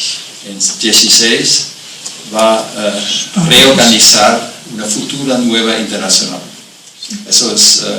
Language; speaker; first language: Spanish; non-native, fluent; German